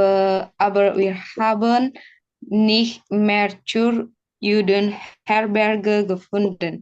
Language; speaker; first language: German; non-native, learner; Indonesian